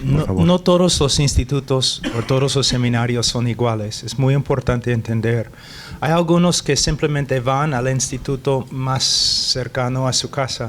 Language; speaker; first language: Spanish; non-native, fluent; English